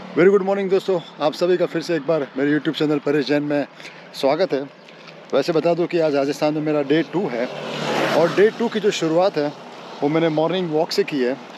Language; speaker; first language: Hindi; native; Hindi